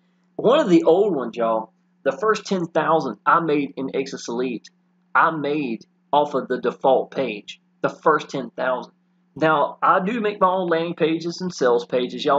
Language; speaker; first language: English; native; English